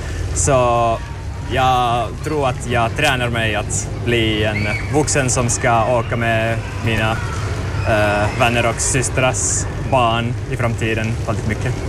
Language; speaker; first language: Swedish; non-native, learner; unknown